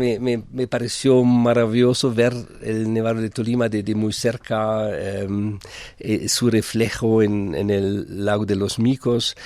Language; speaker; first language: Spanish; non-native, fluent; German